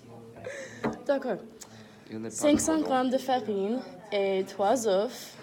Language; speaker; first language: French; non-native, learner; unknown